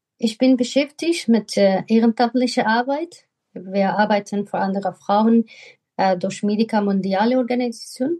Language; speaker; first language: German; non-native, fluent; Persian